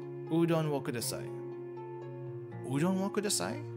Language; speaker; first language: Japanese; non-native, learner; English